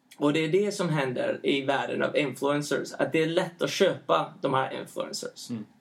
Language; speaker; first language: Swedish; early bilingual, heritage; Swedish